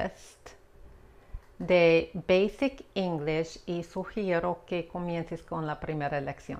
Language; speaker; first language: Spanish; non-native, fluent; English